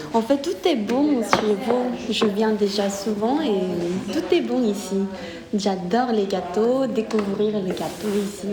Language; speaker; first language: French; non-native, fluent; Korean